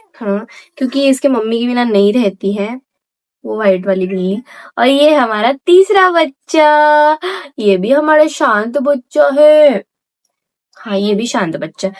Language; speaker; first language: Hindi; non-native, local second language; Marathi